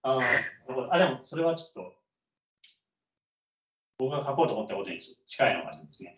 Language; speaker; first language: Japanese; native; Japanese